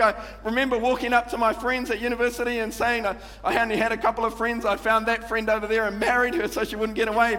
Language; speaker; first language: English; native; English